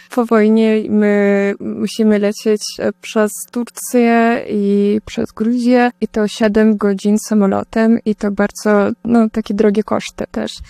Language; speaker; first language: Polish; non-native, learner; Russian